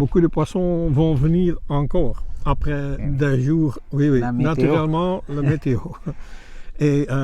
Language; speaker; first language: French; non-native, learner; Dutch